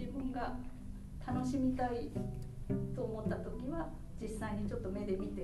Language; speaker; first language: Japanese; non-native, fluent; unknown